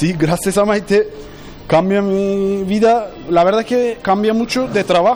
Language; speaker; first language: Spanish; non-native, learner; Turkish